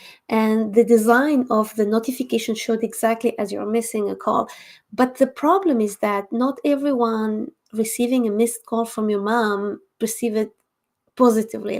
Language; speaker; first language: English; non-native, fluent; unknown